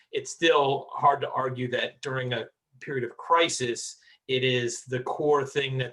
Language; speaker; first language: English; native; English